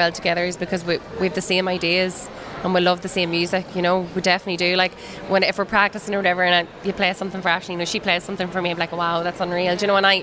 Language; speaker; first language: English; native; English